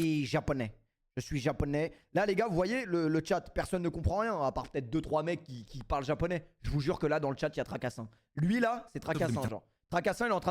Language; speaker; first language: French; native; French